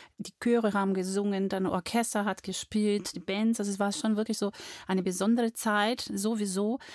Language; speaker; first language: German; non-native, fluent; Portuguese